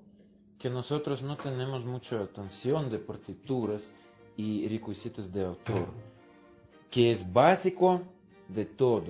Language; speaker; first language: Spanish; non-native, fluent; Russian